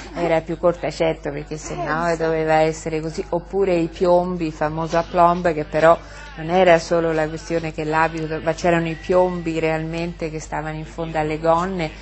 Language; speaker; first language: Italian; native; Italian